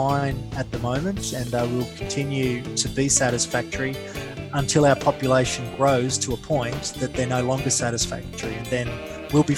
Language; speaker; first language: English; native; English